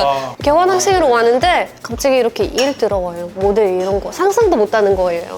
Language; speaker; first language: Korean; non-native, fluent; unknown